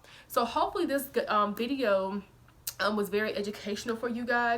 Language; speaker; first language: English; native; English